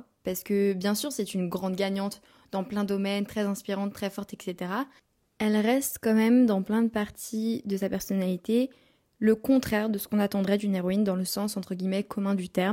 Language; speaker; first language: French; native; French